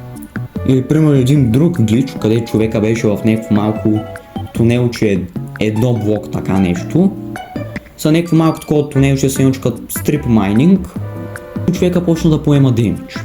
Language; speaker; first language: Bulgarian; native; Bulgarian